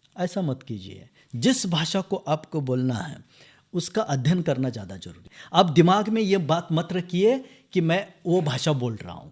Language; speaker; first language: Hindi; non-native, local second language; Marathi